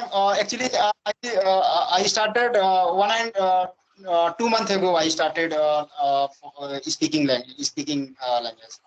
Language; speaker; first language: English; non-native, learner; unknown